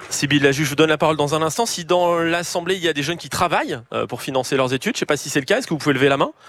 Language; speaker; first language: French; native; French